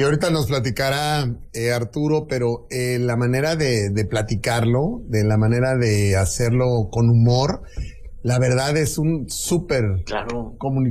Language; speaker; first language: Spanish; native; Spanish